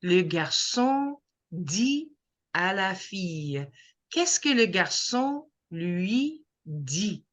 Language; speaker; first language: French; non-native, local second language; English